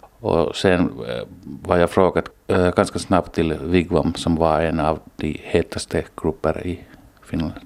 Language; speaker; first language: Swedish; non-native, local second language; Finnish